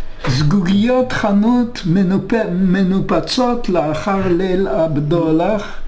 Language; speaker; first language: Hebrew; non-native, fluent; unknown